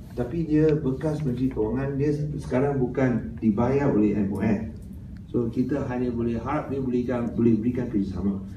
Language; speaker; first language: Malay; non-native, local second language; Chinese